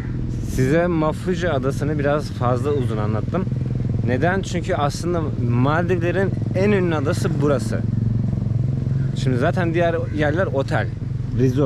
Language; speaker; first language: Turkish; native; Turkish